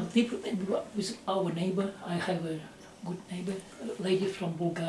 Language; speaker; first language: English; non-native, learner; Russian